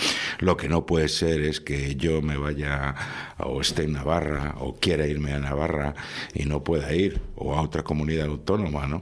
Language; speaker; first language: Spanish; native; Spanish